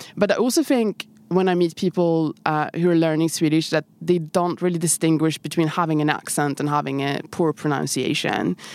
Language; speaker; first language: English; non-native, fluent; Swedish